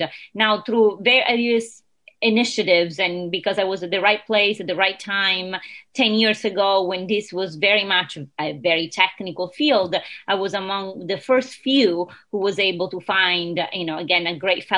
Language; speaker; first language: English; non-native, fluent; Italian